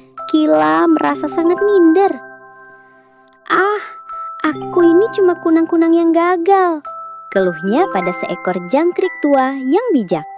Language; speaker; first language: Indonesian; native; Indonesian